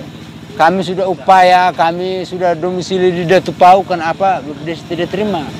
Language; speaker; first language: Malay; non-native, local second language; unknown